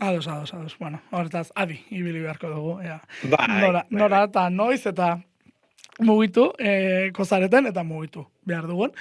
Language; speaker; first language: Basque; native; Basque